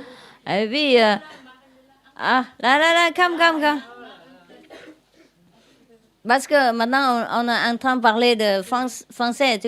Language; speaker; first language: French; non-native, learner; Vietnamese